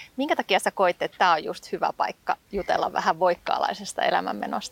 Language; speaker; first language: Finnish; native; Finnish